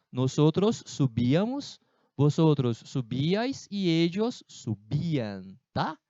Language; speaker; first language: Spanish; non-native, fluent; Portuguese